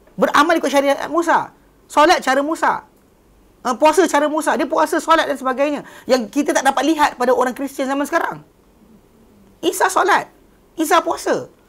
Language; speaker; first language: Malay; native; Malay